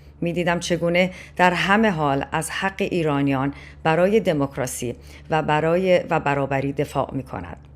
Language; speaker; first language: Persian; native; Persian